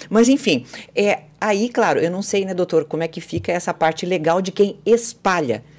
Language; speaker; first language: Portuguese; native; Portuguese